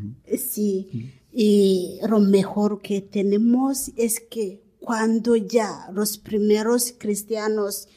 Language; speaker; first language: Spanish; non-native, learner; Kinyarwanda